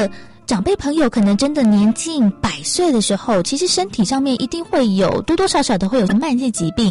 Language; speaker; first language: Chinese; native; Chinese